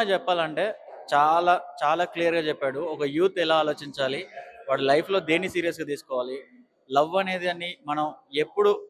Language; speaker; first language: Telugu; native; Telugu